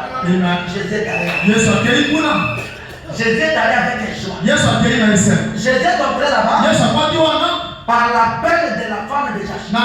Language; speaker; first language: French; non-native, local second language; Lingala